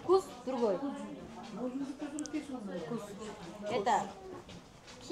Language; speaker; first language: Russian; non-native, local second language; Kyrgyz